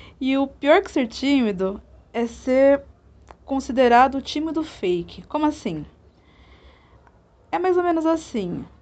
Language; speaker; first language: Portuguese; native; Portuguese